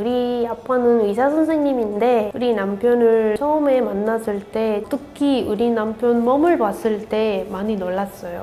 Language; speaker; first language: Korean; non-native, learner; Spanish